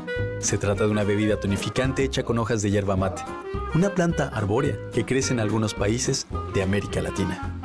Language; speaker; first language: Spanish; native; Spanish